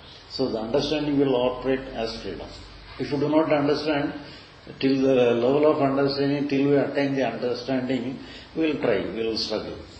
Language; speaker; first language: English; non-native, local second language; Tamil